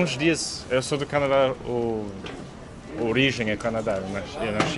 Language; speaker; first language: Portuguese; early bilingual, heritage; English